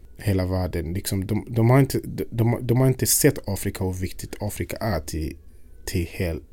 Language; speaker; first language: Swedish; non-native, fluent; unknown